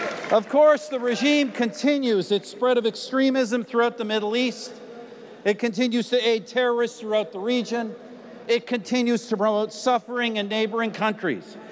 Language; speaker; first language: English; native; English